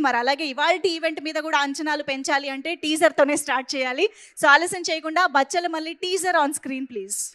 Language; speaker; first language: Telugu; native; Telugu